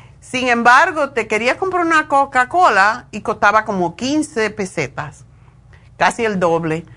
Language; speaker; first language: Spanish; native; Spanish